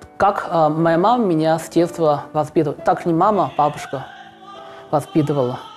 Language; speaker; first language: Russian; non-native, learner; Chinese